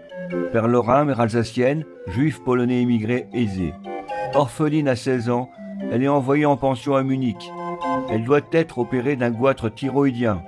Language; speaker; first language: French; native; French